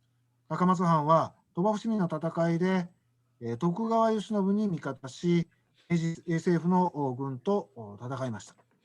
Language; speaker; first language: Japanese; native; Japanese